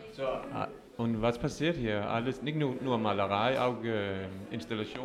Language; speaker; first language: German; non-native, learner; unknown